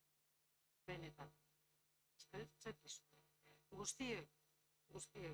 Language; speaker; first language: Basque; non-native, local second language; Spanish